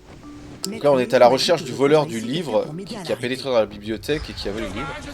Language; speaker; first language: French; native; French